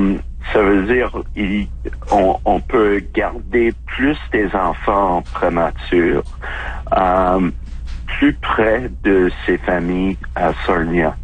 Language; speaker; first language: French; non-native, fluent; English